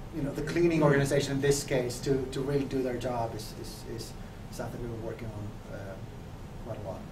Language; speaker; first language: English; non-native, fluent; Finnish